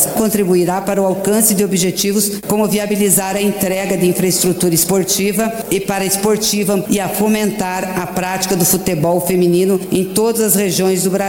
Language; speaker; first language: Portuguese; native; Portuguese